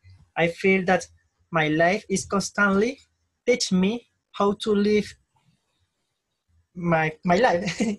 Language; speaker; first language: English; non-native, learner; Spanish